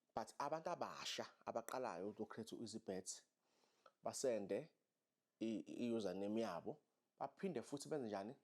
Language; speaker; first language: Zulu; native; Zulu